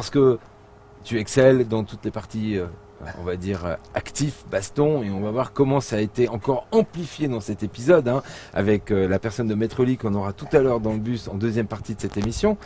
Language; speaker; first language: French; native; French